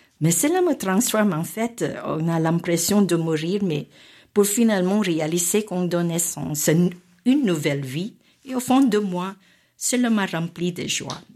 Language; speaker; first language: French; non-native, fluent; Filipino